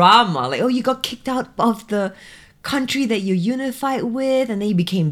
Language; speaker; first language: English; native; English